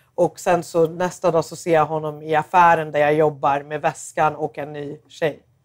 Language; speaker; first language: Swedish; early bilingual, other home language; English